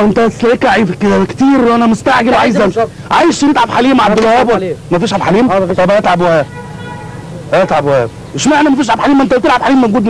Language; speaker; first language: Arabic; native; Arabic